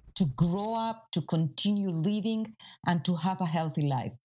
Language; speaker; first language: English; non-native, fluent; Spanish